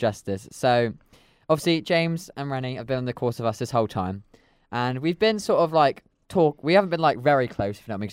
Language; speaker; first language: English; native; English